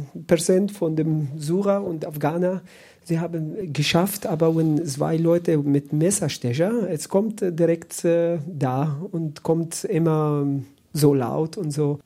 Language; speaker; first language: German; non-native, learner; Arabic